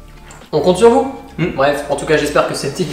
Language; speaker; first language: French; native; French